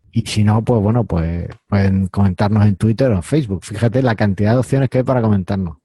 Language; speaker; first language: Spanish; native; Spanish